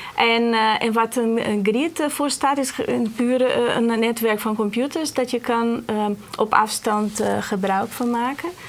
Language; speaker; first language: Dutch; non-native, fluent; Portuguese